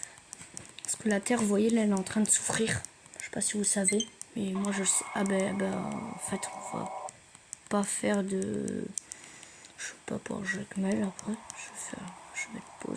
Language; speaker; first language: French; native; French